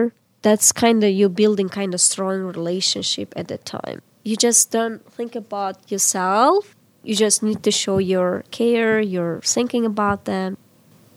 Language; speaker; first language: English; non-native, fluent; Uzbek